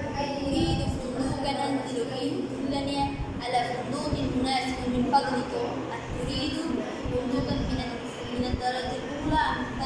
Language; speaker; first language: Arabic; non-native, learner; Bangla